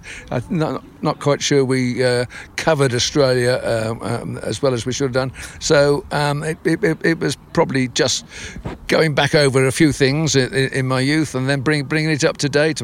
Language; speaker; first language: English; native; English